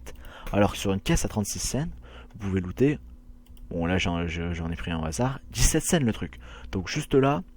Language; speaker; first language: French; native; French